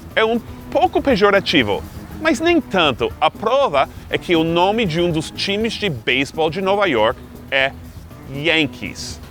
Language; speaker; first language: Portuguese; non-native, fluent; English